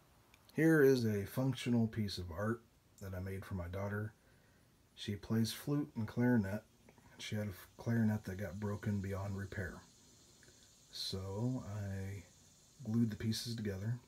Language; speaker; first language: English; native; English